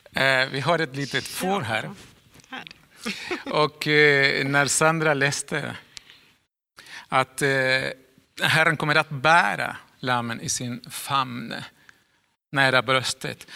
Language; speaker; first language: Swedish; non-native, fluent; Spanish